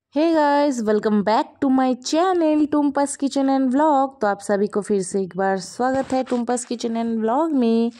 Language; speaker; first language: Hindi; non-native, local second language; Bangla